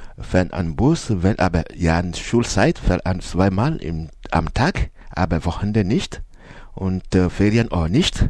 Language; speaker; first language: German; non-native, learner; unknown